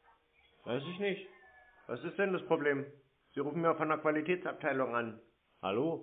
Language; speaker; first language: German; native; German